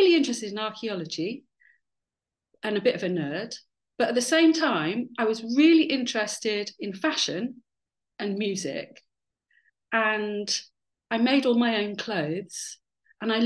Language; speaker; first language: English; native; English